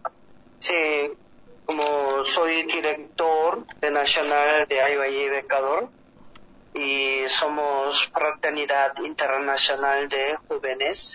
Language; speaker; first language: Spanish; non-native, learner; Korean